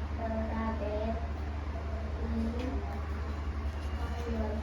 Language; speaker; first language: English; non-native, learner; Vietnamese